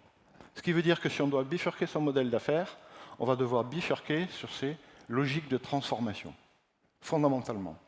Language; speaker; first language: French; native; French